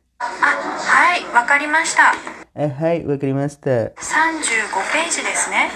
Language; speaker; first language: Japanese; non-native, fluent; Indonesian